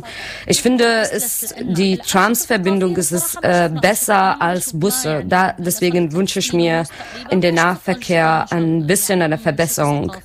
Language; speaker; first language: German; non-native, local second language; Arabic